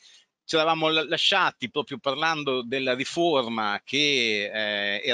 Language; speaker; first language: Italian; native; Italian